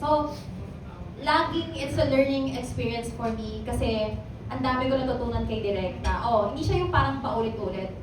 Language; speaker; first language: Filipino; native; Filipino